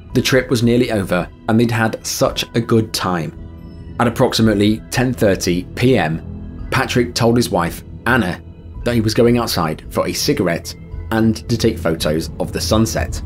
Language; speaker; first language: English; native; English